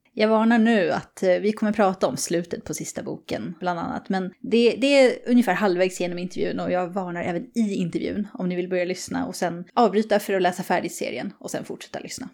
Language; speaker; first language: Swedish; native; Swedish